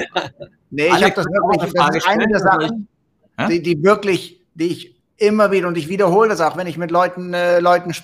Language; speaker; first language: German; native; German